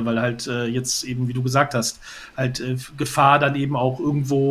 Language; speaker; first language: German; native; German